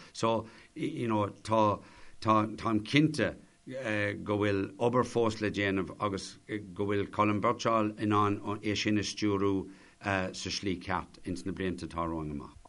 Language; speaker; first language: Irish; non-native, local second language; English